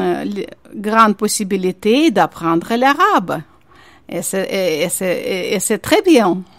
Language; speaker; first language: French; non-native, fluent; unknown